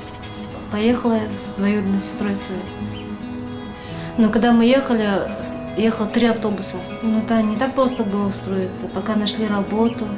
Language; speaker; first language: Russian; native; Russian